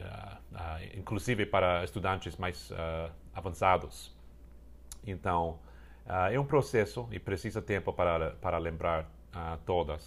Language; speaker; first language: Portuguese; non-native, fluent; English